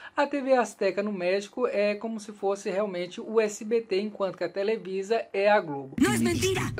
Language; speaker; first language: Portuguese; native; Portuguese